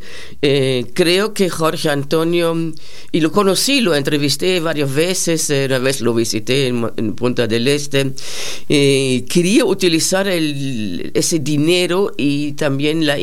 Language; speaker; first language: Spanish; non-native, fluent; German